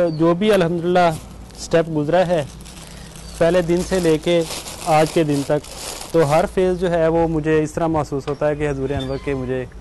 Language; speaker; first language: Urdu; native; Urdu